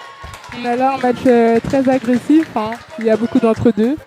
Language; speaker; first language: French; native; French